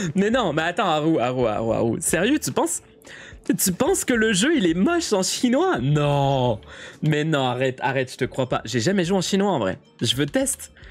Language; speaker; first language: French; native; French